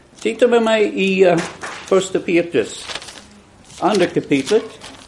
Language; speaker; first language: Swedish; non-native, fluent; English